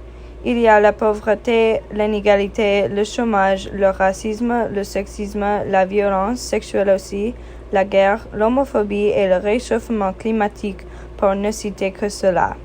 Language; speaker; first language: French; non-native, fluent; English